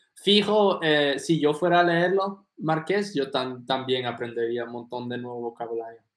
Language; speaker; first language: Spanish; non-native, fluent; English